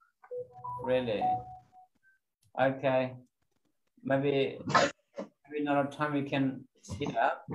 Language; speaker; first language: English; non-native, fluent; Indonesian